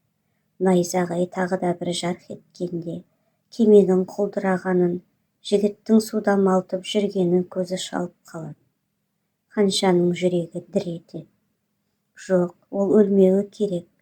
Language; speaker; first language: Kazakh; native; Kazakh